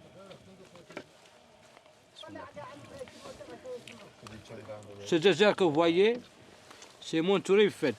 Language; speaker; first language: French; non-native, local second language; Arabic